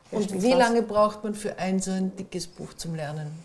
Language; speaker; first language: German; native; German